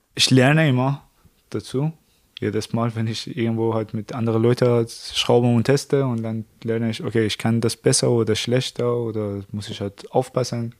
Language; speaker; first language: German; non-native, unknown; Persian